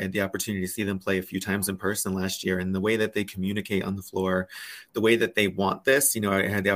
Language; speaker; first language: English; native; English